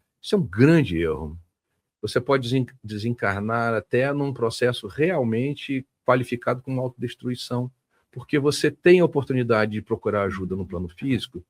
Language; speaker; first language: Portuguese; native; Portuguese